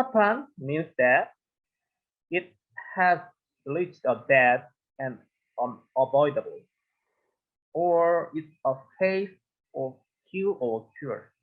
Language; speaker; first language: English; non-native, learner; Korean